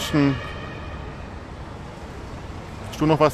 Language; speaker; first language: German; native; German